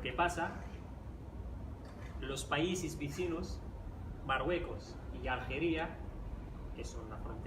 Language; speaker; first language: Spanish; non-native, fluent; Riffian